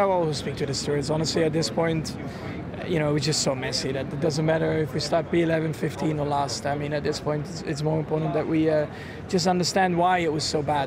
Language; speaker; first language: English; non-native, fluent; Dutch